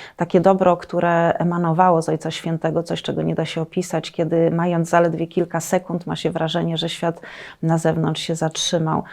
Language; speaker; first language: Polish; native; Polish